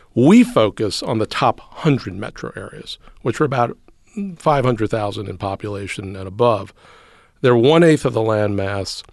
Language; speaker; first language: English; native; English